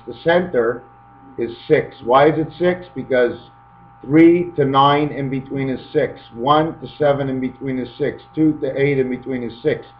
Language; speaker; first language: English; native; English